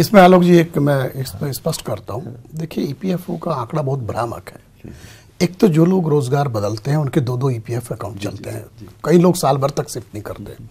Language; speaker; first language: Hindi; native; Hindi